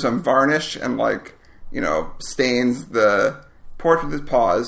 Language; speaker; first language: English; native; English